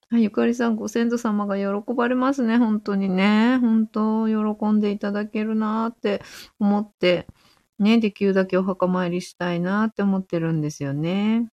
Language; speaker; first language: Japanese; native; Japanese